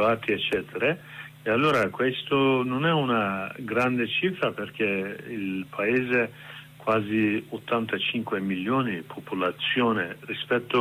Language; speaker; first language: Italian; non-native, learner; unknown